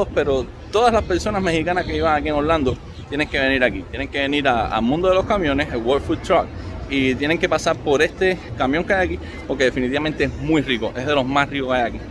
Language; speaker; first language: Spanish; native; Spanish